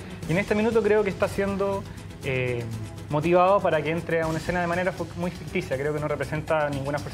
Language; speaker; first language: Spanish; native; Spanish